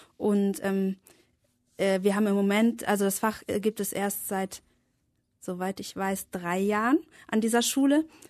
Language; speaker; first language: German; native; German